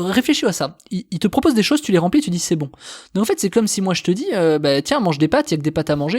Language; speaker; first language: French; native; French